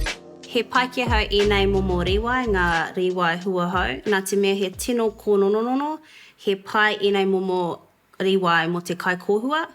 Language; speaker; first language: Māori; non-native, local second language; English